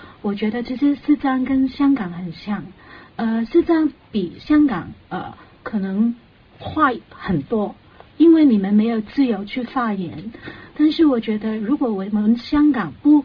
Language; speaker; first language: Chinese; non-native, local second language; Cantonese